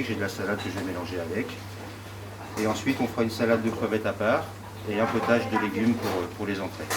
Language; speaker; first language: French; native; French